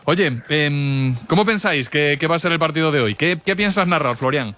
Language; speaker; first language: Spanish; native; Spanish